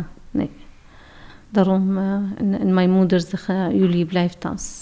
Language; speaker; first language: Dutch; non-native, learner; Arabic